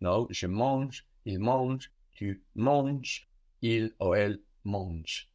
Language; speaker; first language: French; non-native, fluent; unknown